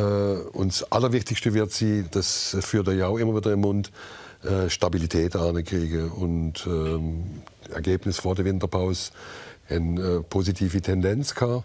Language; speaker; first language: German; native; German